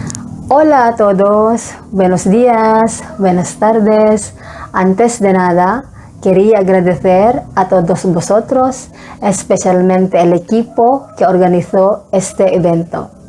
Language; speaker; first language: Spanish; non-native, fluent; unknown